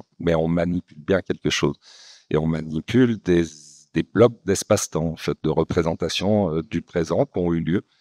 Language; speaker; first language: French; native; French